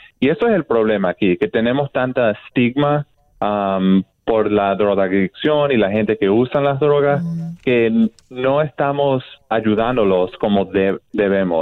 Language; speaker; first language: Spanish; non-native, fluent; English